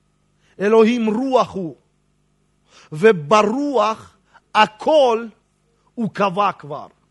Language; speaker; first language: Hebrew; non-native, fluent; Russian